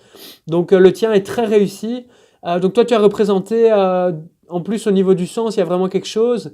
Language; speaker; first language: French; native; French